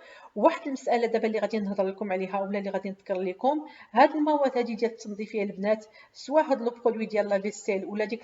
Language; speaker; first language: Arabic; native; Arabic